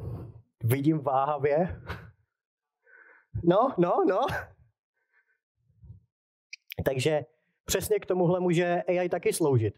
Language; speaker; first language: Czech; native; Czech